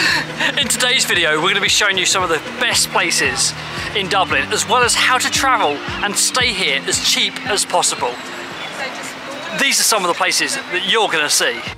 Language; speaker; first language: English; native; English